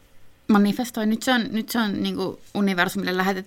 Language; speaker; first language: Finnish; native; Finnish